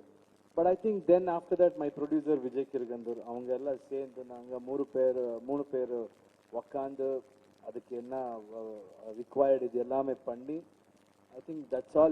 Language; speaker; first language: Tamil; non-native, learner; Kannada